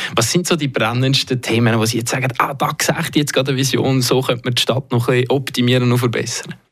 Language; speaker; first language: German; native; German